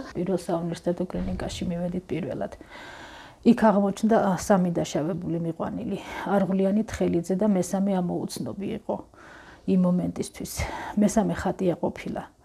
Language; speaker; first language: Georgian; native; Georgian